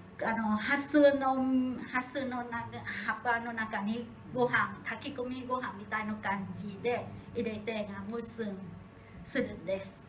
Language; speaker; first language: Japanese; non-native, learner; Vietnamese